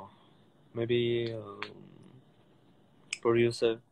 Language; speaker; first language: English; non-native, learner; Thai